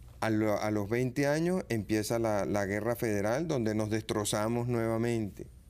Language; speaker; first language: Spanish; native; Spanish